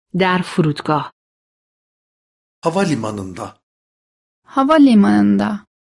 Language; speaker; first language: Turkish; non-native, fluent; Persian